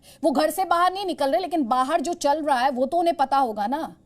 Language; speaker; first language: Hindi; native; Hindi